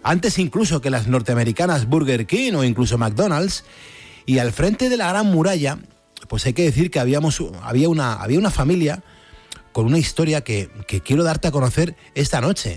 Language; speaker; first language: Spanish; native; Spanish